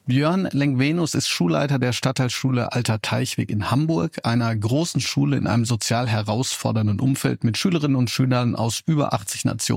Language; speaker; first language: German; native; German